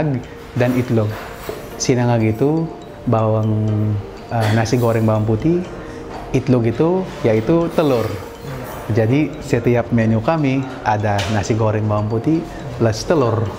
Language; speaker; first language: Indonesian; non-native, fluent; Filipino